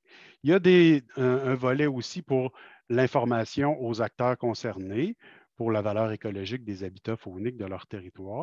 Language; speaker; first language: French; native; French